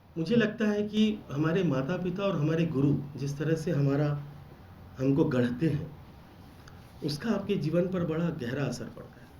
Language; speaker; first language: Hindi; non-native, local second language; Bangla